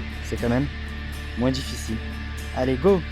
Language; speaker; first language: French; native; French